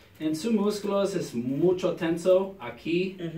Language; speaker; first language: Spanish; non-native, learner; English